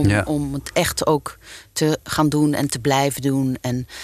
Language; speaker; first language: Dutch; native; Dutch